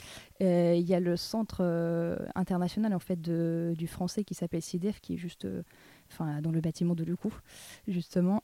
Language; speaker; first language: French; non-native, fluent; Russian